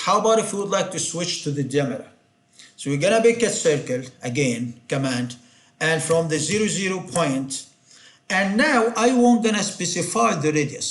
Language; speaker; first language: English; non-native, fluent; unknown